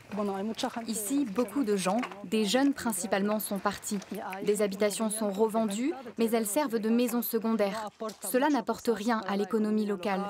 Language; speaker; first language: French; native; French